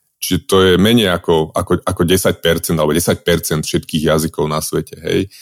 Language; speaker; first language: Slovak; native; Slovak